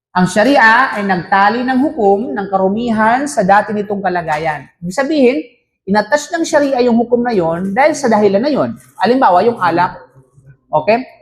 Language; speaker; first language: Filipino; non-native, local second language; Cebuano